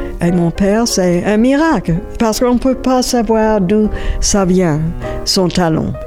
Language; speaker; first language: French; non-native, fluent; English